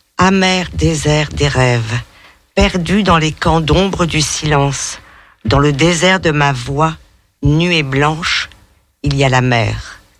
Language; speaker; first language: French; native; French